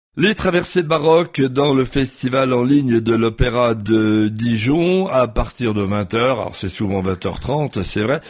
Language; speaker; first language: French; native; French